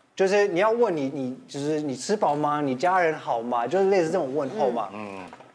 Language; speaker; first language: Chinese; non-native, fluent; English